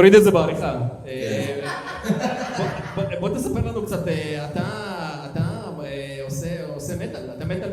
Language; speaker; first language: Hebrew; native; Hebrew